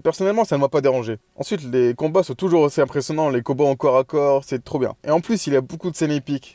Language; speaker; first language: French; native; French